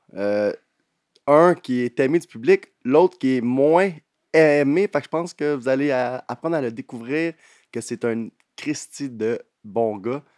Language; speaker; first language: French; native; French